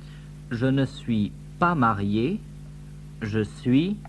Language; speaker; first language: French; non-native, fluent; English